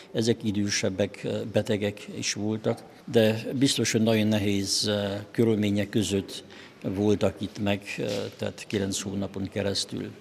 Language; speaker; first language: Hungarian; non-native, local second language; German